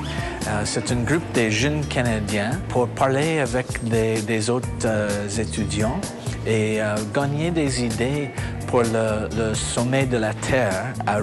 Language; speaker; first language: French; non-native, learner; English